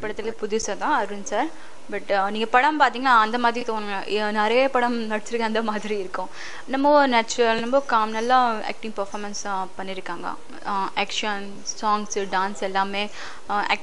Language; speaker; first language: Tamil; non-native, fluent; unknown